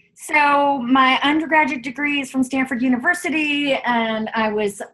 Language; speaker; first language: English; native; English